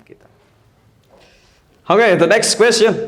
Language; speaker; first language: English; non-native, learner; Indonesian